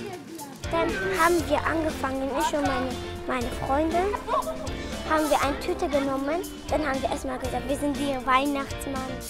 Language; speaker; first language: German; non-native, learner; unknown